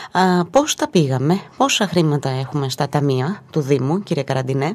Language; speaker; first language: Greek; native; Greek